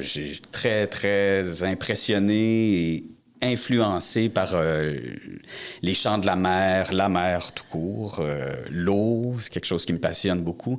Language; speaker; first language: French; native; French